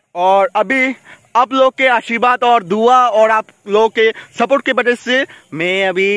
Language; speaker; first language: Hindi; non-native, local second language; Bangla